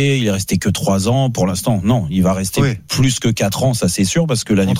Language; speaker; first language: French; native; French